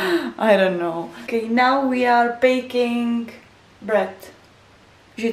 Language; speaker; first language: English; non-native, learner; Czech